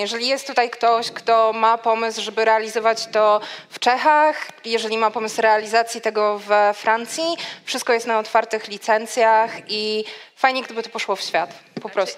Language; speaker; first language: Polish; native; Polish